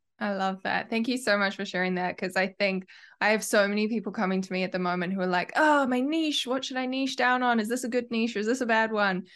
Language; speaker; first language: English; native; English